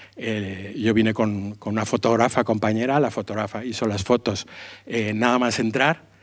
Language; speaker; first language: Spanish; native; Spanish